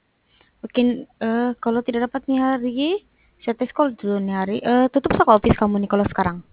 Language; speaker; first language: Malay; native; Malay